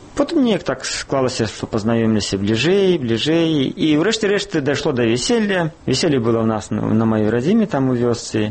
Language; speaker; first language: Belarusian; native; Belarusian